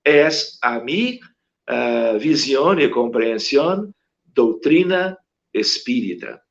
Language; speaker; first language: Spanish; non-native, fluent; Portuguese